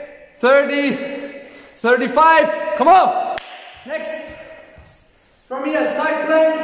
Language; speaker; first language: English; non-native, learner; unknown